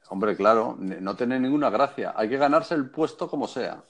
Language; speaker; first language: Spanish; native; Spanish